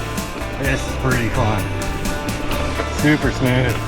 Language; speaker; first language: English; native; English